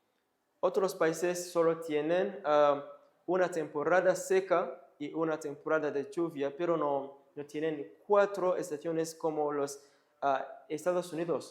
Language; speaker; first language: Spanish; non-native, fluent; Kinyarwanda